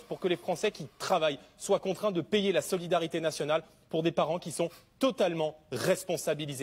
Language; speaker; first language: French; native; French